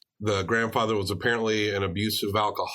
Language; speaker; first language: English; native; English